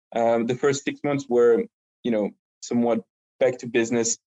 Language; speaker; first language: English; non-native, fluent; French